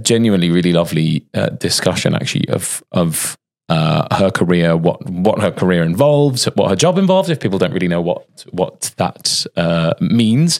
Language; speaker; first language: English; native; English